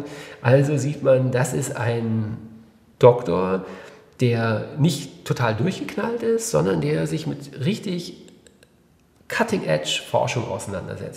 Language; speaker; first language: German; native; German